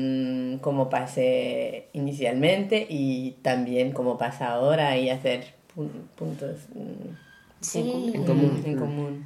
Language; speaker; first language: Spanish; non-native, learner; French